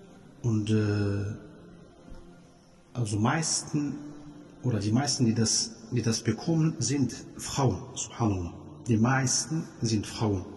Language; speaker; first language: German; non-native, fluent; Arabic